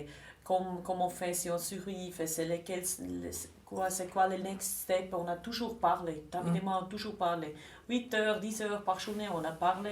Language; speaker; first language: French; non-native, local second language; German